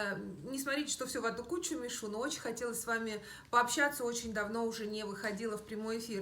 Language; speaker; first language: Russian; native; Russian